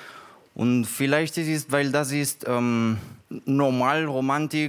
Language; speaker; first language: German; non-native, learner; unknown